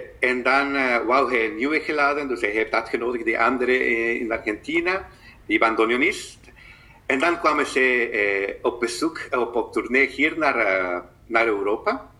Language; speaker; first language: Dutch; non-native, fluent; Spanish